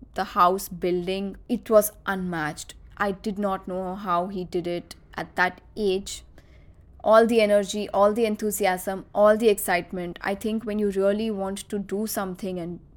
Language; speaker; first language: English; non-native, local second language; Marathi